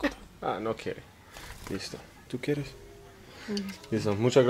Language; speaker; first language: Spanish; non-native, learner; English